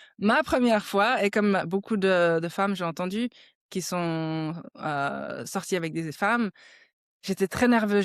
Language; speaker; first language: French; native; French